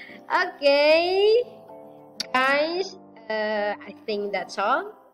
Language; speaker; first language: English; non-native, fluent; Indonesian